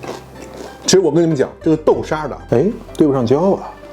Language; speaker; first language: Chinese; native; Chinese